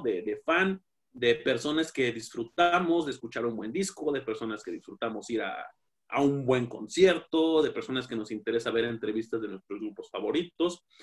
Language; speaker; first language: Spanish; native; Spanish